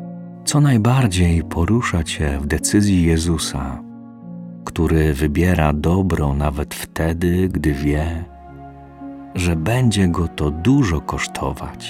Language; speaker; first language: Polish; native; Polish